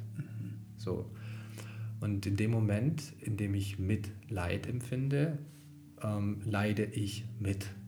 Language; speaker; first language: German; early bilingual, other home language; Albanian